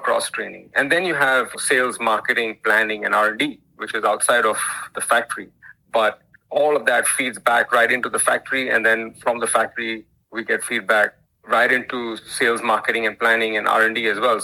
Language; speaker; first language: English; non-native, local second language; Hindi